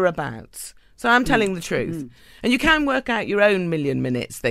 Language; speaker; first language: English; native; English